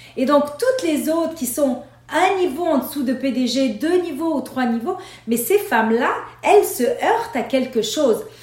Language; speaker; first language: French; non-native, local second language; Arabic